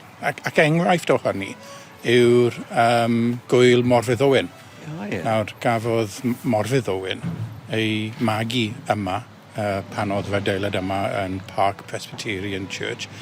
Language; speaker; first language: Welsh; native; Welsh